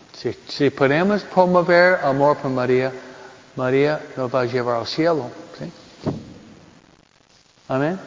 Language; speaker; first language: Spanish; non-native, fluent; English